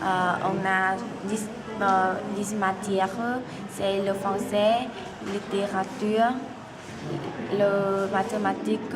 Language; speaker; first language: French; non-native, learner; Vietnamese